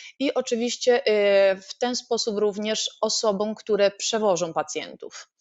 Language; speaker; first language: Polish; native; Polish